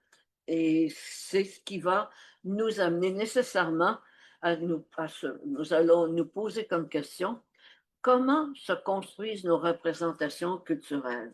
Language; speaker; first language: French; native; French